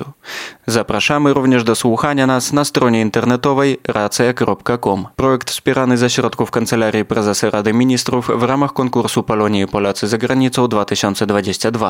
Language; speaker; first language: Polish; native; Polish